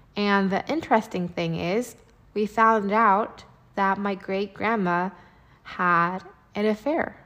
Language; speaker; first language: English; early bilingual, other home language; Japanese